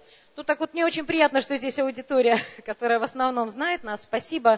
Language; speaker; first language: Russian; native; Russian